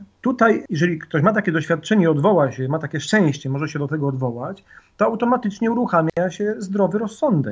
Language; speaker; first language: Polish; native; Polish